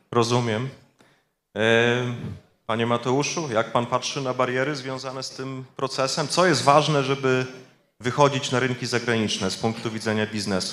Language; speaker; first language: Polish; native; Polish